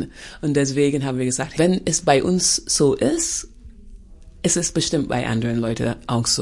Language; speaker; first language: German; non-native, fluent; English